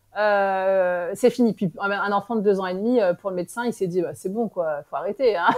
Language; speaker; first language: French; native; French